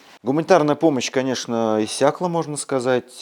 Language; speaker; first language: Russian; native; Russian